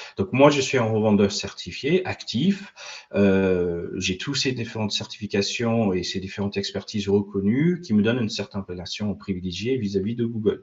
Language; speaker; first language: French; non-native, fluent; English